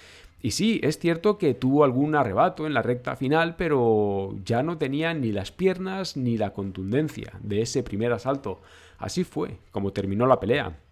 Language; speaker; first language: Spanish; native; Spanish